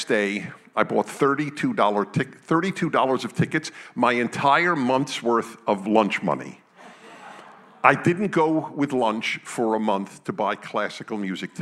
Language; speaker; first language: English; native; English